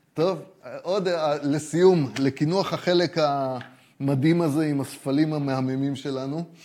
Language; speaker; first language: Hebrew; native; Hebrew